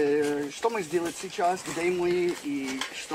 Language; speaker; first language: Russian; non-native, learner; English